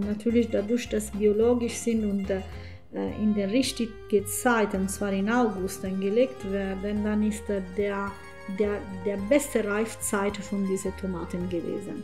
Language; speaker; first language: German; non-native, fluent; Italian